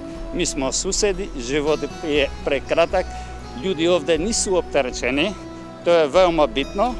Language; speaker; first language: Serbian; non-native, learner; Albanian